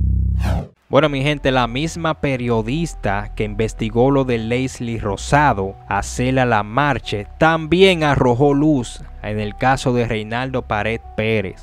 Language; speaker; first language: Spanish; native; Spanish